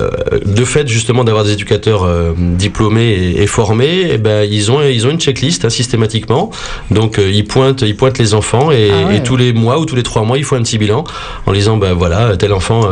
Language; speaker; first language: French; native; French